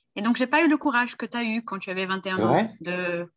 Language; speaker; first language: French; early bilingual, heritage; Portuguese